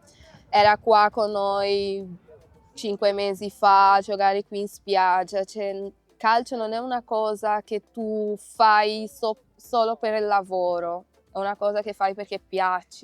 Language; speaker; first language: Italian; non-native, fluent; Kabuverdianu